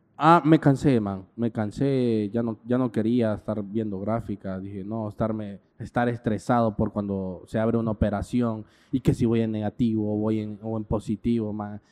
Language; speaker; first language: Spanish; native; Spanish